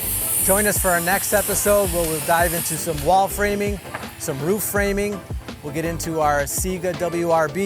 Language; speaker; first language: English; native; English